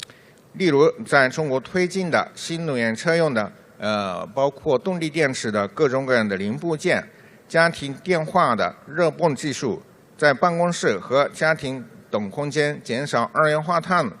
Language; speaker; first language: Chinese; non-native, fluent; Japanese